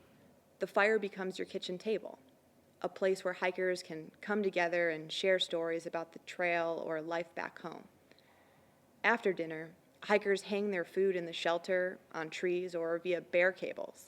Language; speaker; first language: English; native; English